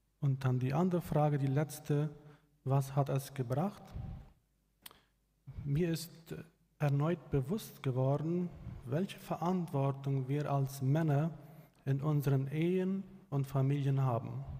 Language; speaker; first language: German; non-native, local second language; Plautdietsch